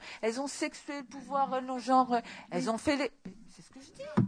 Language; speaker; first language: French; native; French